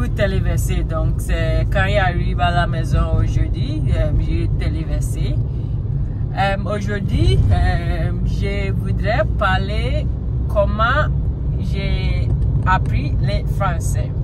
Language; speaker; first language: French; non-native, learner; Akan